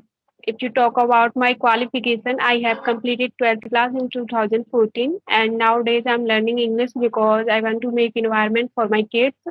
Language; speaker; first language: English; non-native, learner; Hindi